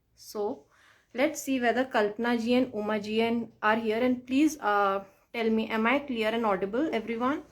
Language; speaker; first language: English; non-native, local second language; Hindi